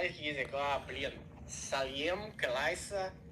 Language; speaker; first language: Russian; non-native, learner; English